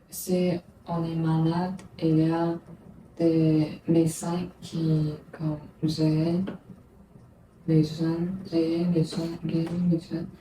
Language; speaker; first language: French; non-native, learner; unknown